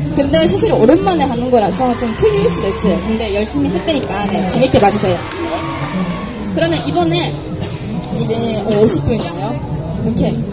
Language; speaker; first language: Korean; non-native, fluent; Japanese